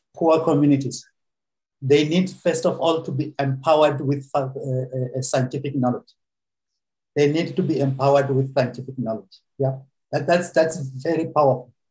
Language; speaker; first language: English; non-native, local second language; Venda